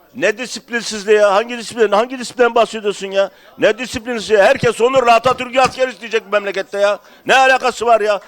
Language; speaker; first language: Turkish; native; Turkish